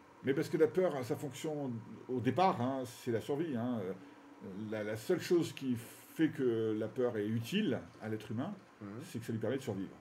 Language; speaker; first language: French; native; French